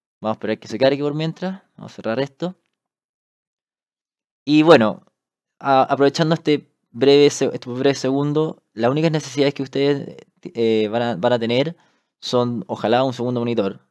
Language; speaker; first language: Spanish; native; Spanish